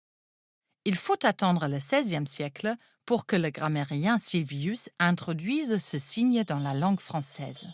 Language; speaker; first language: French; non-native, fluent; German